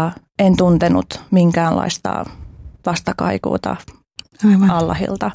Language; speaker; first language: Finnish; early bilingual, other home language; Albanian